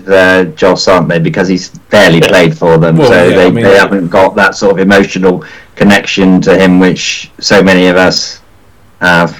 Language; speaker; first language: English; native; English